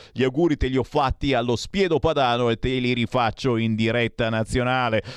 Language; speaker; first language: Italian; native; Italian